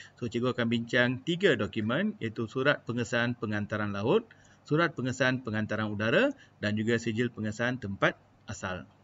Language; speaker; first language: Malay; non-native, local second language; Malayalam